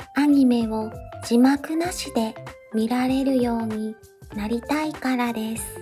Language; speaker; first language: Japanese; native; Japanese